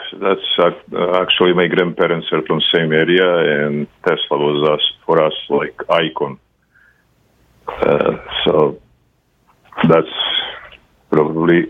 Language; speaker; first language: English; non-native, fluent; Serbian